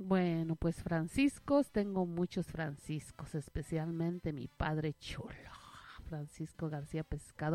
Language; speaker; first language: Spanish; native; Spanish